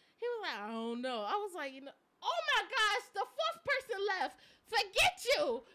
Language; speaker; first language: English; native; English